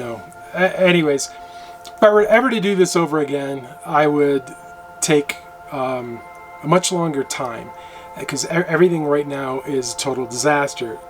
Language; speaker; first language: English; native; English